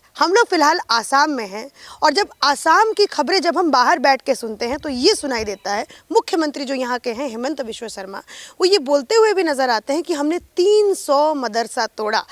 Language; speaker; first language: Hindi; native; Hindi